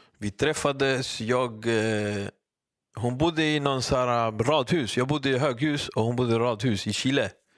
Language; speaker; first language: Swedish; early bilingual, other home language; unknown